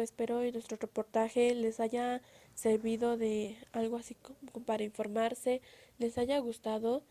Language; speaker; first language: Spanish; native; Spanish